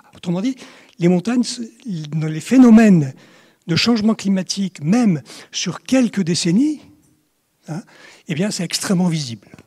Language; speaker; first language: French; native; French